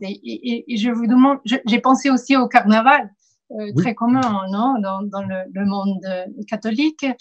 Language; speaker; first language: French; non-native, fluent; Spanish